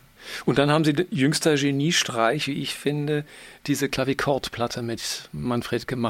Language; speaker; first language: German; native; German